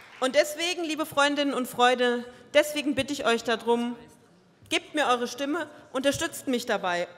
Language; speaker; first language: German; early bilingual, other home language; Croatian